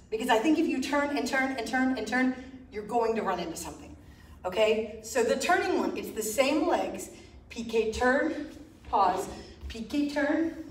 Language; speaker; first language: English; native; English